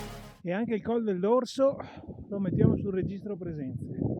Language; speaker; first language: Italian; native; Italian